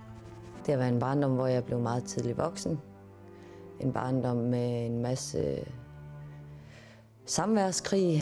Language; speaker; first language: Danish; native; Danish